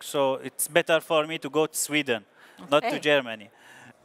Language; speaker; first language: English; non-native, learner; Arabic